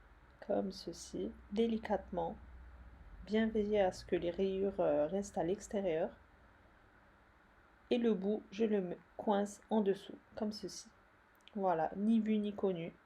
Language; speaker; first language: French; native; French